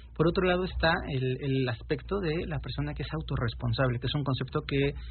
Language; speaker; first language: Spanish; native; Spanish